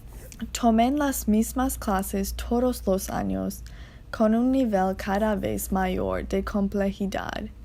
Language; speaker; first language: Spanish; non-native, learner; English